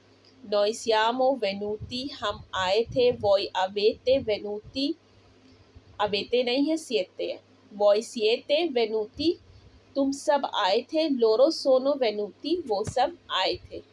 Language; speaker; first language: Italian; non-native, learner; Urdu